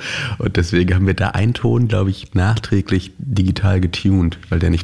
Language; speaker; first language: German; native; German